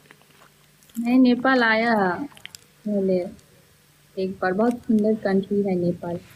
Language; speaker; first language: Hindi; non-native, learner; Bangla